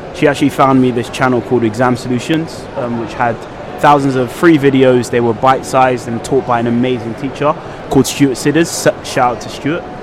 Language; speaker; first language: English; native; English